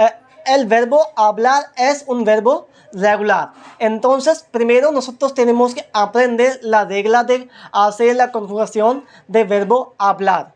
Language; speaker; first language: Spanish; non-native, learner; Hindi